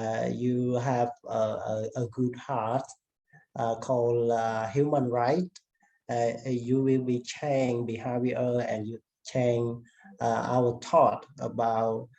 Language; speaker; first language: English; non-native, learner; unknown